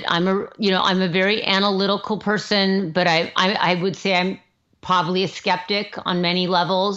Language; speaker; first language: English; native; English